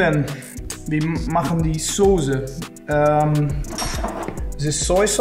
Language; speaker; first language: German; non-native, learner; Dutch